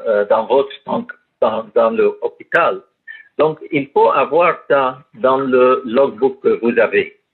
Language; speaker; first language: French; non-native, learner; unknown